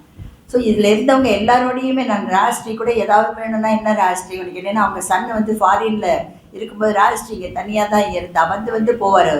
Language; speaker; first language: Tamil; native; Tamil